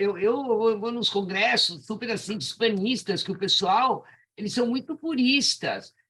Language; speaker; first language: Portuguese; native; Portuguese